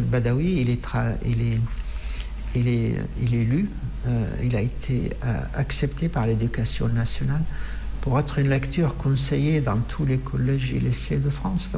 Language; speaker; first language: French; non-native, fluent; Arabic